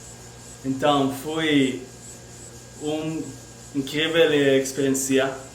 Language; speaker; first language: Portuguese; non-native, learner; Hebrew